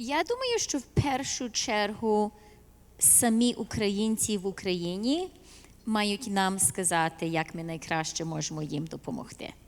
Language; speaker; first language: Ukrainian; early bilingual, heritage; Ukrainian